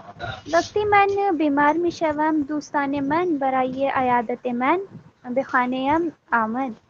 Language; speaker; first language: Persian; non-native, learner; Urdu